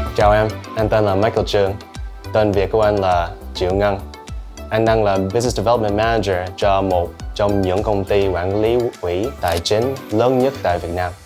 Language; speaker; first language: Vietnamese; early bilingual, heritage; Vietnamese